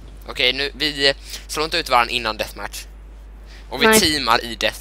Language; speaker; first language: Swedish; native; Swedish